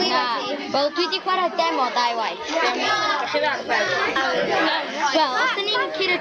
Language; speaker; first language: Welsh; non-native, local second language; English